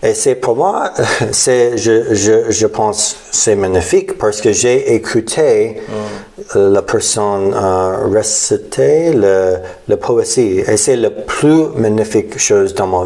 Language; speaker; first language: French; non-native, learner; English